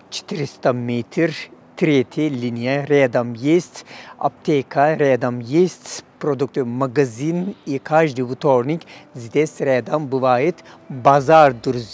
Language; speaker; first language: Russian; non-native, learner; Turkish